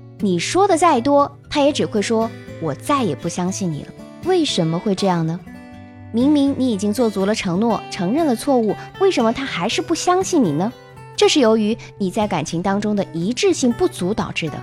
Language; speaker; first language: Chinese; native; Chinese